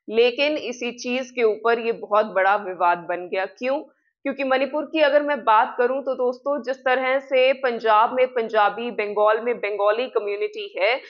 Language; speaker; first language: Hindi; non-native, local second language; Punjabi